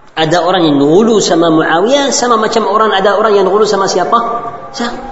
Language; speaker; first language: Indonesian; non-native, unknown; Arabic